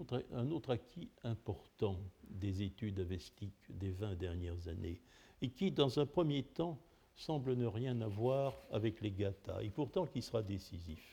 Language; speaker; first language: French; native; French